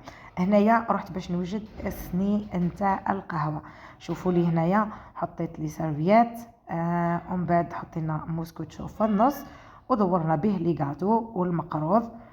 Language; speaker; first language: Arabic; native; Arabic